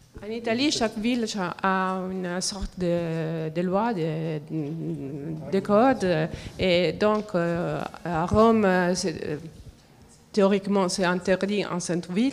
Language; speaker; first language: French; non-native, fluent; Italian